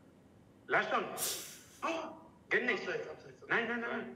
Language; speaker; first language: German; non-native, learner; Spanish